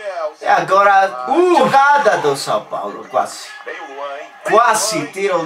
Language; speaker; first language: Portuguese; non-native, learner; Spanish